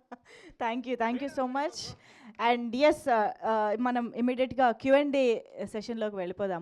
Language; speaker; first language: Telugu; native; Telugu